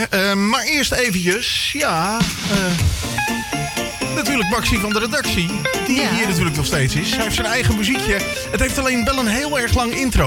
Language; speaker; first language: Dutch; native; Dutch